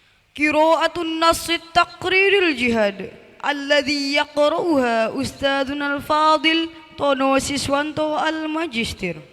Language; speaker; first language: Arabic; non-native, learner; Indonesian